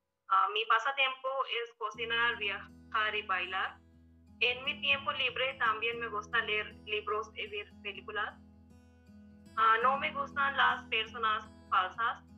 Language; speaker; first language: Spanish; non-native, learner; Hindi